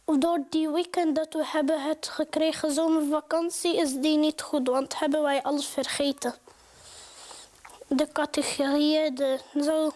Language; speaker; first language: Dutch; non-native, learner; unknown